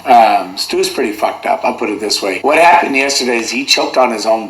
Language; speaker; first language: English; native; English